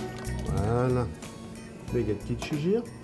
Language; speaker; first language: Hungarian; non-native, learner; French